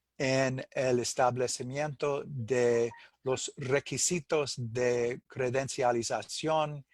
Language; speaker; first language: Spanish; non-native, fluent; English